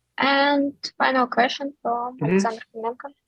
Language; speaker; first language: English; non-native, fluent; Russian